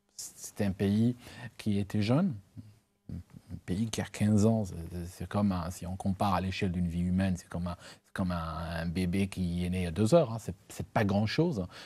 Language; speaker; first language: French; non-native, local second language; Arabic